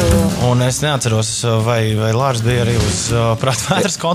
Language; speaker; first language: Latvian; native; Latvian